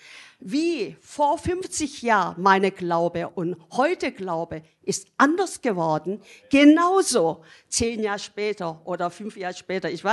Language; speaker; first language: German; non-native, learner; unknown